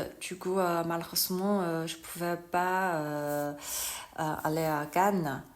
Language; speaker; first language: French; non-native, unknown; Chinese